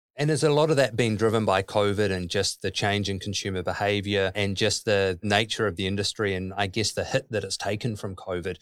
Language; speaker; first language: English; native; English